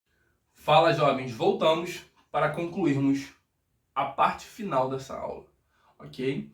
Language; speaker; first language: Portuguese; native; Portuguese